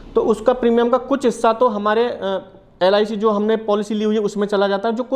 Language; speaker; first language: Hindi; native; Hindi